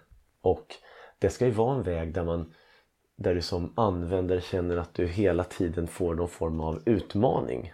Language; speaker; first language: Swedish; native; Swedish